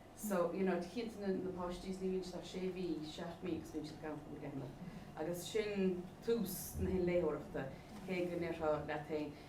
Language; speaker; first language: Irish; native; Irish